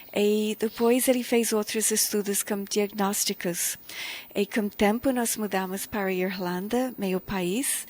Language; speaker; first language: Portuguese; non-native, fluent; English